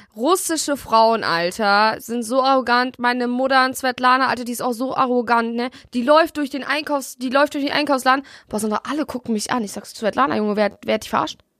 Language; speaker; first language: German; early bilingual, other home language; Russian